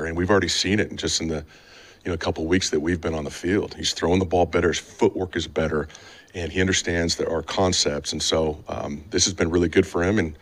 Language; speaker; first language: English; native; English